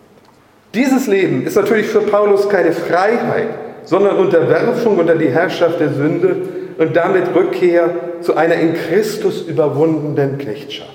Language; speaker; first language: German; native; German